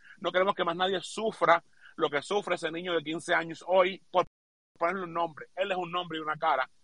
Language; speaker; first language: Spanish; native; Spanish